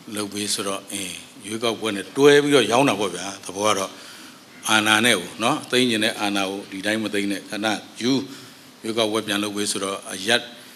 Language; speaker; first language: Burmese; native; Burmese